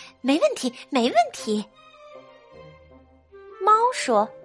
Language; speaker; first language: Chinese; native; Chinese